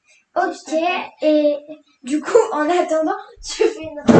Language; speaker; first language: French; native; French